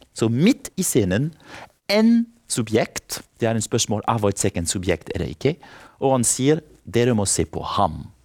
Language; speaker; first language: Norwegian; non-native, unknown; French